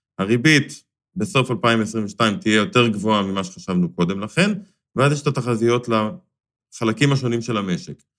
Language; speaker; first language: Hebrew; native; Hebrew